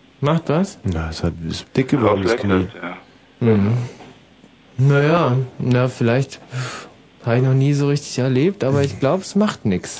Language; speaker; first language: German; native; German